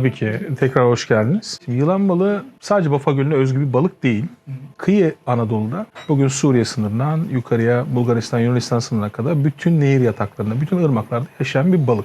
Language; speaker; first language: Turkish; native; Turkish